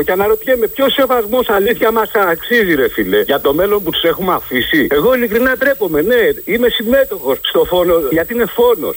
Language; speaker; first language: Greek; native; Greek